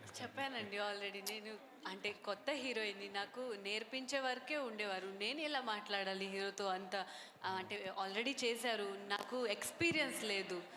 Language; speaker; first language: Telugu; non-native, local second language; Marathi